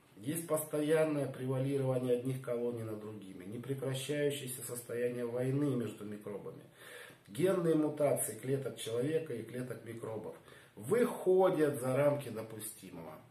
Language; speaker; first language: Russian; native; Russian